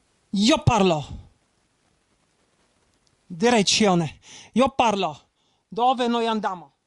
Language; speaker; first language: Italian; non-native, learner; German